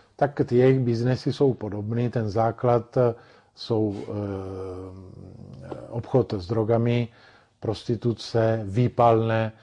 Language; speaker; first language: Czech; non-native, fluent; Italian